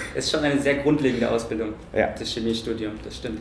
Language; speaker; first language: German; native; German